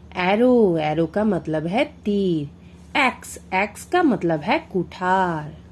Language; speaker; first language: Hindi; non-native, local second language; Bangla